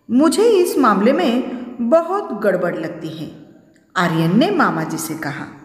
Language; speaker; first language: Hindi; non-native, local second language; Marathi